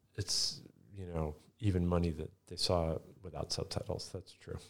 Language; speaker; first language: English; early bilingual, other home language; Italian